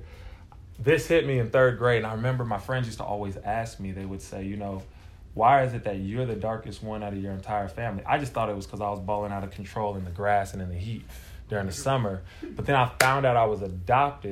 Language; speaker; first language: English; native; English